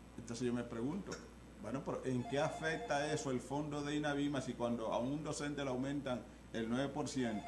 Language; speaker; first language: Spanish; native; Spanish